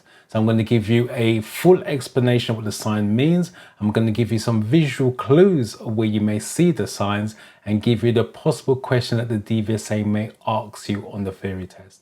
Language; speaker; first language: English; native; English